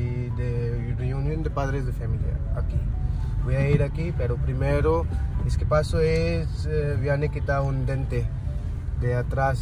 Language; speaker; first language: Spanish; non-native, learner; Hindi